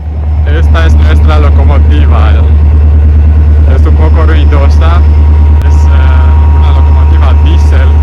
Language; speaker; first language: Spanish; non-native, fluent; Romanian